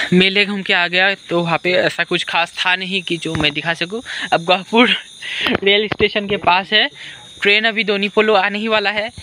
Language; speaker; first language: Hindi; non-native, local second language; Assamese